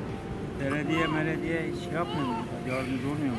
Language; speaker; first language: Turkish; native; Turkish